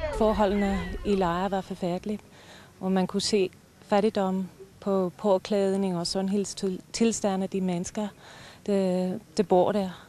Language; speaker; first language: Danish; non-native, fluent; English